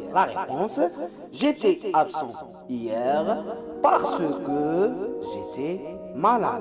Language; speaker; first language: French; non-native, local second language; Arabic